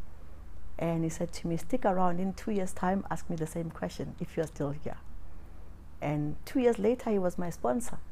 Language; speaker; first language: English; non-native, local second language; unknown